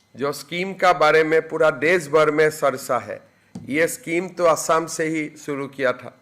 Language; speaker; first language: Hindi; non-native, local second language; Assamese